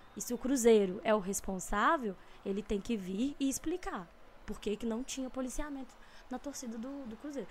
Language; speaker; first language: Portuguese; native; Portuguese